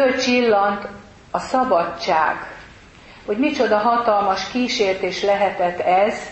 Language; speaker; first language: Hungarian; native; Hungarian